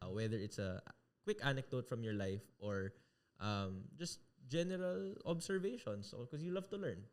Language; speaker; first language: English; non-native, local second language; Filipino